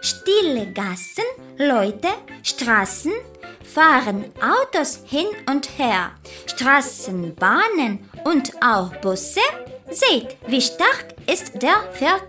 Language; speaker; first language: German; non-native, fluent; Russian